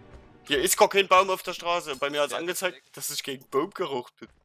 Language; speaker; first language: German; native; German